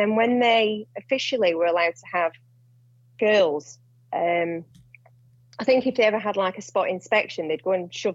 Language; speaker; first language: English; native; English